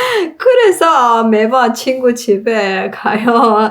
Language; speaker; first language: Korean; non-native, learner; Persian